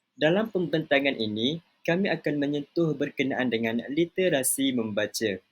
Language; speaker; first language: Malay; native; Malay